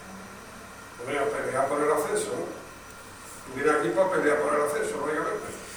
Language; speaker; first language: Spanish; native; Spanish